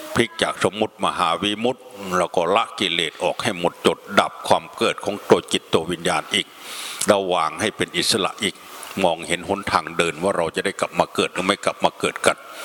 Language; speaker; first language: Thai; native; Thai